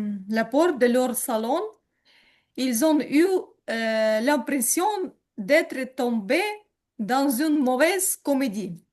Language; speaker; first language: French; non-native, learner; Ukrainian